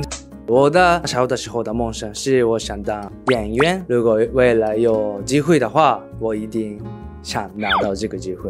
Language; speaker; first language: Chinese; non-native, learner; Japanese